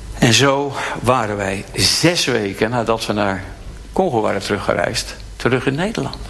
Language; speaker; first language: Dutch; native; Dutch